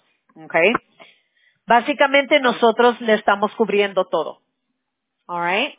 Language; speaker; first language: Spanish; early bilingual, heritage; Spanish